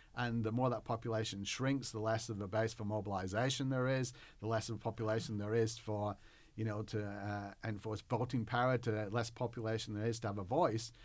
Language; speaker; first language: English; native; English